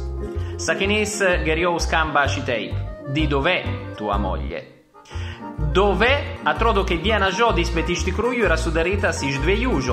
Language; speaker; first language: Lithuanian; non-native, fluent; Italian